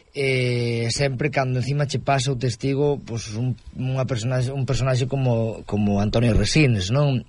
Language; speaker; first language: Galician; native; Galician